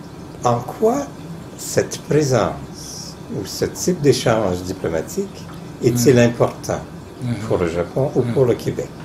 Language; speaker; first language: French; native; French